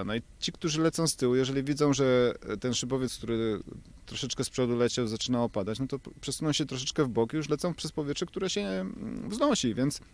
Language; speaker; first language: Polish; native; Polish